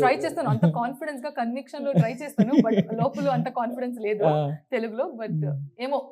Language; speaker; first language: Telugu; non-native, learner; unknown